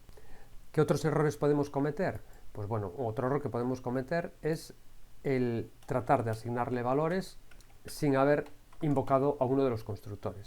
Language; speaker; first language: Spanish; native; Spanish